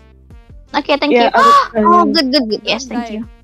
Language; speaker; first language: English; non-native, learner; Indonesian